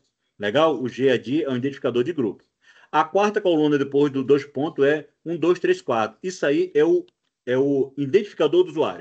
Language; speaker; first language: Portuguese; native; Portuguese